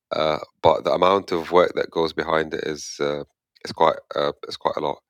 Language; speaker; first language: English; non-native, fluent; Arabic